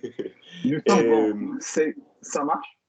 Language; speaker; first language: French; non-native, learner; English